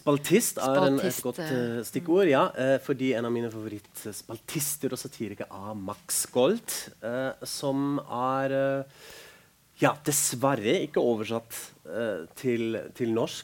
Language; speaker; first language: Norwegian; non-native, fluent; German